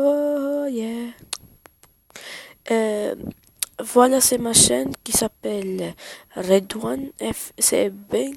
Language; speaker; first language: French; non-native, learner; Arabic